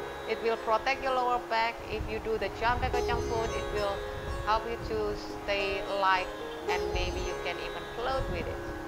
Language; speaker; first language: English; non-native, fluent; Indonesian